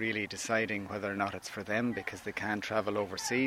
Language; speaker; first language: English; native; English